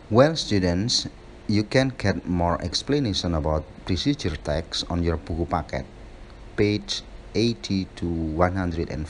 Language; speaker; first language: English; non-native, fluent; Indonesian